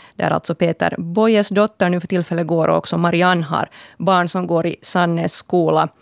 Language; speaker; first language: Swedish; native; Swedish